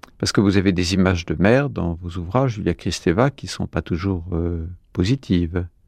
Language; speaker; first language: French; native; French